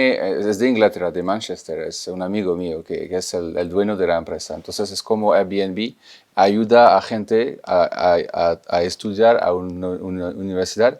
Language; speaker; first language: Spanish; non-native, fluent; French